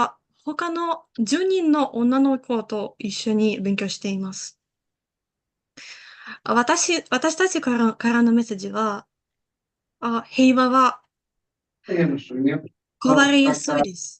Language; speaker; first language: Japanese; non-native, learner; Ukrainian